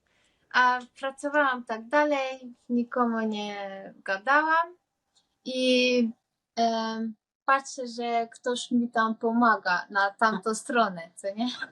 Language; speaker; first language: Polish; non-native, learner; Hungarian